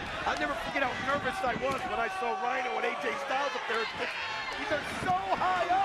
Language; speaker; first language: English; native; English